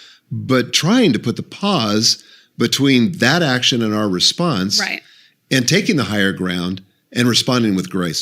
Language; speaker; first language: English; native; English